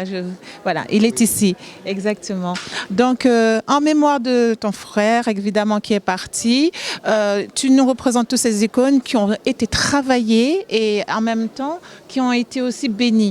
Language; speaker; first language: French; native; French